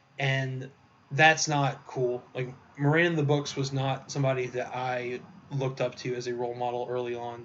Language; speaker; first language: English; native; English